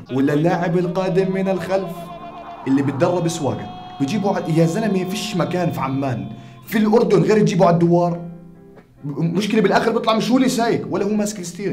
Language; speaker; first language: Arabic; native; Arabic